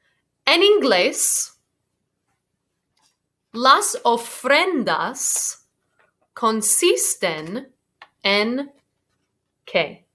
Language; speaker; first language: Spanish; non-native, fluent; English